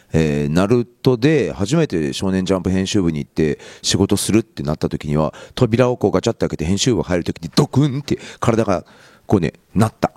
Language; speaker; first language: Japanese; native; Japanese